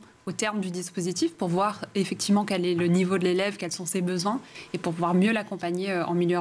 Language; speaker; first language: French; native; French